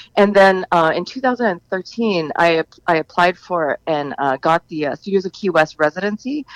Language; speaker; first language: English; native; English